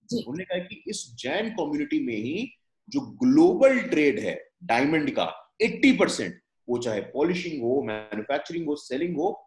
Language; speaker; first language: Hindi; native; Hindi